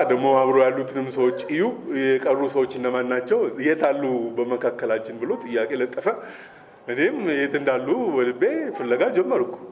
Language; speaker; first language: Amharic; non-native, local second language; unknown